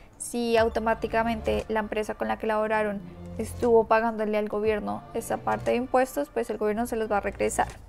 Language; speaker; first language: Spanish; native; Spanish